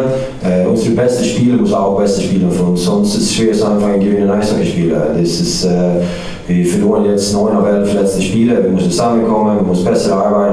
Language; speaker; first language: German; non-native, learner; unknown